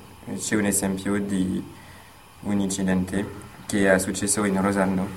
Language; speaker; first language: Italian; non-native, learner; French